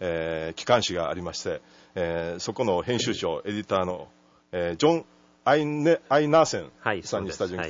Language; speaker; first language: Japanese; native; Japanese